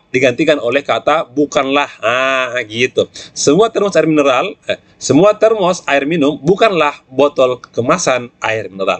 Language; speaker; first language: Indonesian; native; Indonesian